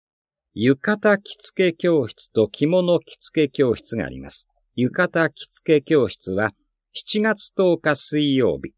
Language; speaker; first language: Japanese; native; Japanese